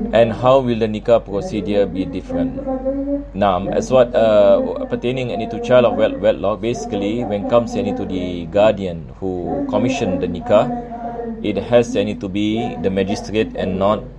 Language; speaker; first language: English; non-native, local second language; Malay